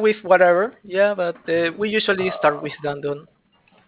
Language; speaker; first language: English; non-native, fluent; Spanish